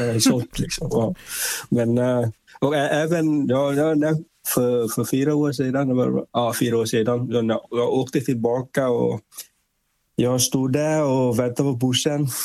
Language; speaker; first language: Swedish; non-native, fluent; Vietnamese